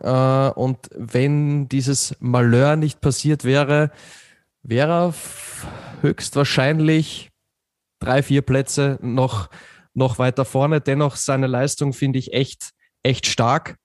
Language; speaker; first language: German; native; German